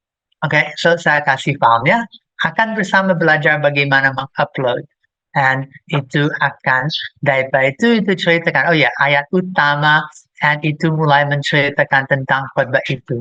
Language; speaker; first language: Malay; non-native, fluent; English